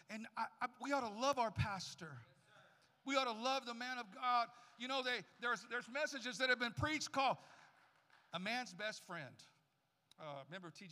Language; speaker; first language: English; native; English